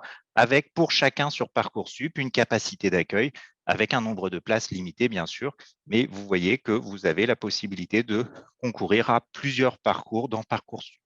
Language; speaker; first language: French; native; French